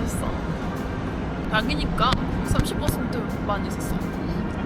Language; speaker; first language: Korean; non-native, learner; French